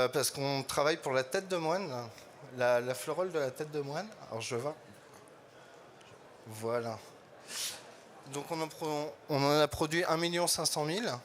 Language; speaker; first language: French; native; French